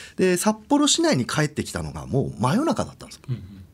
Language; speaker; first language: Japanese; native; Japanese